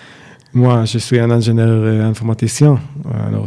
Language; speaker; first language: French; non-native, learner; Hebrew